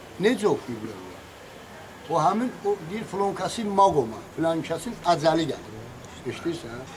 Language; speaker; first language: Azerbaijani; non-native, local second language; Talysh